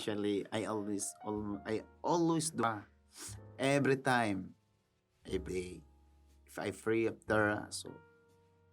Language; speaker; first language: English; non-native, learner; Filipino